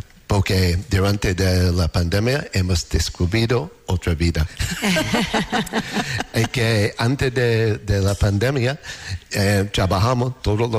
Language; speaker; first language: Spanish; non-native, learner; English